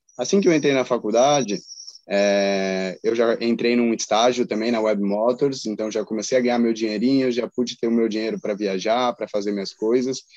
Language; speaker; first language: Portuguese; native; Portuguese